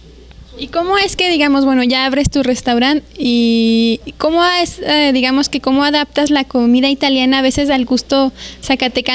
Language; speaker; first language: Spanish; native; Spanish